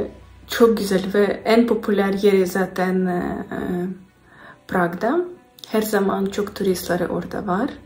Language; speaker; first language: Turkish; non-native, learner; Ukrainian